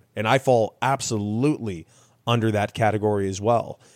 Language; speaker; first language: English; native; English